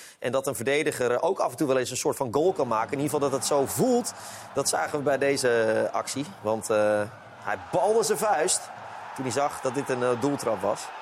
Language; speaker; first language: Dutch; native; Dutch